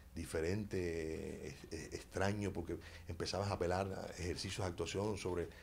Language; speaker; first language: Spanish; native; Spanish